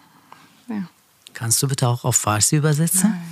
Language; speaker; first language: German; non-native, learner; Persian